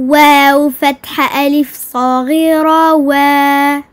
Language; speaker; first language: Arabic; non-native, learner; French